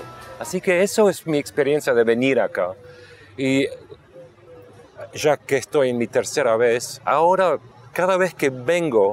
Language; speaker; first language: Spanish; non-native, local second language; English